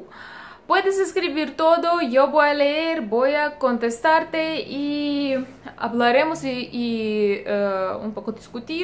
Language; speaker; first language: Spanish; non-native, learner; Russian